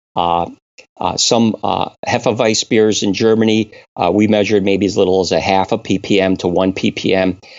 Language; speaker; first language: English; native; English